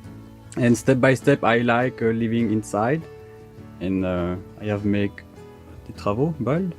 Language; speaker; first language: English; non-native, learner; French